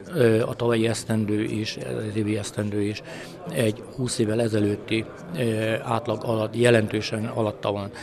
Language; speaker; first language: Hungarian; native; Hungarian